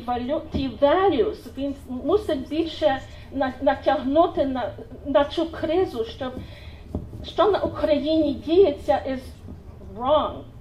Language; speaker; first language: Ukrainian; early bilingual, heritage; Ukrainian